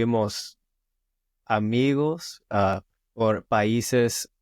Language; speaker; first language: Spanish; non-native, learner; English